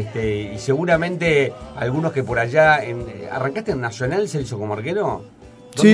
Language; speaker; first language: Spanish; native; Spanish